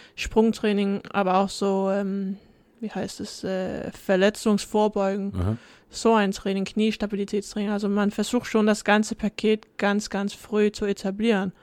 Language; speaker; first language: German; early bilingual, heritage; Danish